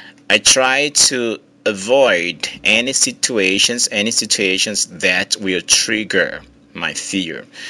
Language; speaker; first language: English; non-native, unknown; Portuguese